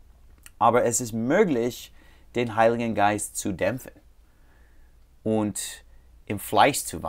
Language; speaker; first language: German; non-native, learner; English